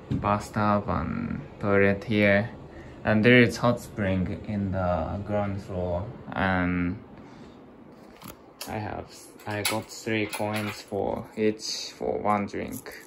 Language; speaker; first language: English; non-native, learner; Japanese